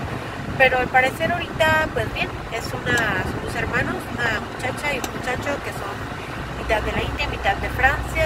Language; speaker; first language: Spanish; native; Spanish